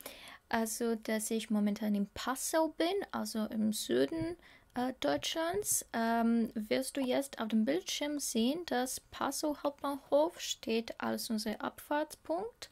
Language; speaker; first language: German; non-native, fluent; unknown